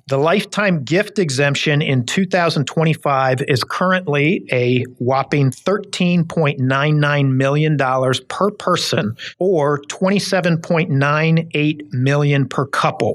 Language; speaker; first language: English; native; English